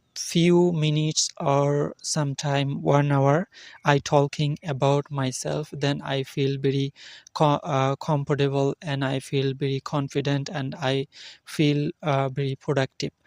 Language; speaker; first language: English; non-native, learner; Bangla